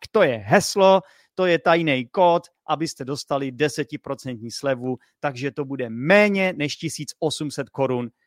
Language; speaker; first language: Czech; native; Czech